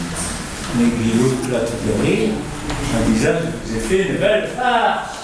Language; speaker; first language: French; native; French